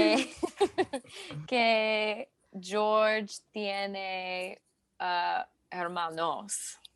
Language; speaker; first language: Spanish; non-native, learner; English